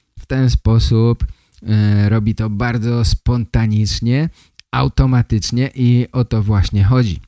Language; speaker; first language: Polish; native; Polish